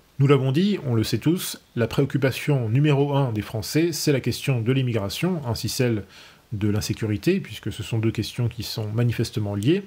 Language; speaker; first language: French; native; French